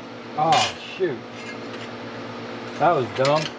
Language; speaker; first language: English; native; English